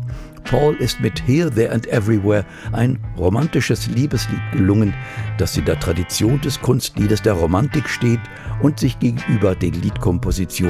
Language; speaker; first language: German; native; German